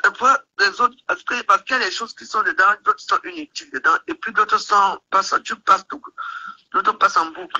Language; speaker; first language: French; native; French